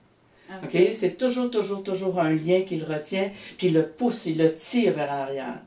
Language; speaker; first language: French; native; French